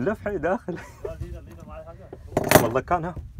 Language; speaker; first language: Arabic; native; Arabic